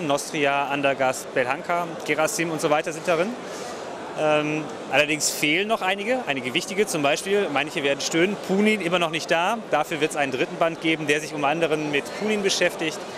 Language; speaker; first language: German; native; German